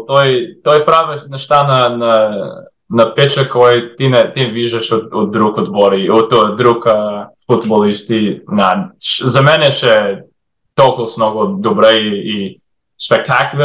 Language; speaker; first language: Bulgarian; early bilingual, heritage; English